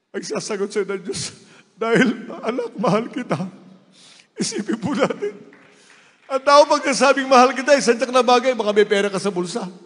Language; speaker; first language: Filipino; native; Filipino